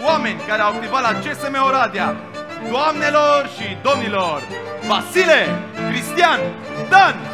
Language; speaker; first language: Romanian; native; Romanian